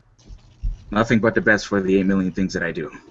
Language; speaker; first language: English; native; English